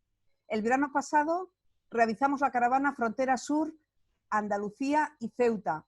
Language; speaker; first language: Spanish; native; Spanish